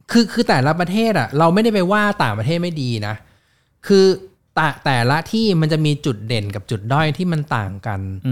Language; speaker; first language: Thai; native; Thai